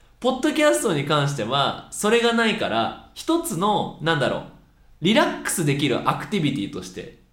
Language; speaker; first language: Japanese; native; Japanese